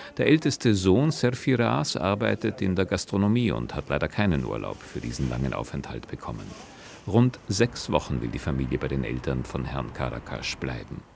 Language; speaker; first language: German; native; German